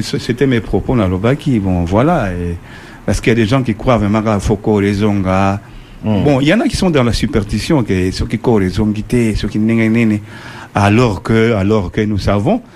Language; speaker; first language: French; non-native, local second language; Lingala